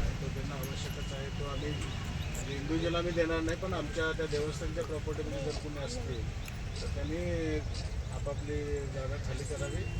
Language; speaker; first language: Marathi; native; Marathi